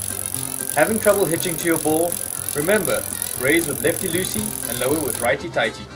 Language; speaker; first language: English; native; English